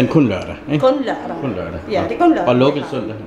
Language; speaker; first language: Danish; non-native, fluent; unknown